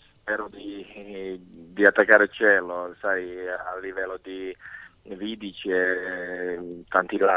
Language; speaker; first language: Italian; non-native, fluent; Serbian